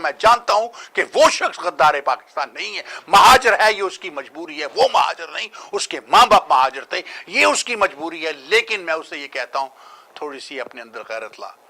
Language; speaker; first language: Urdu; native; Urdu